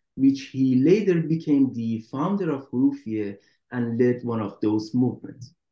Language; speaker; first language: English; non-native, fluent; Persian